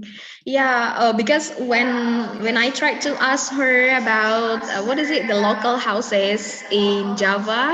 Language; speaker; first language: English; non-native, fluent; Indonesian